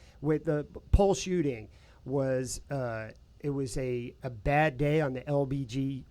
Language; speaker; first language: English; native; English